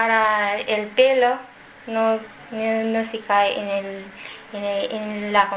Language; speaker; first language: Spanish; non-native, learner; Filipino